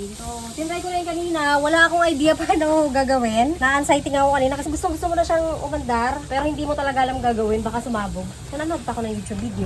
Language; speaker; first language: Filipino; non-native, local second language; Cebuano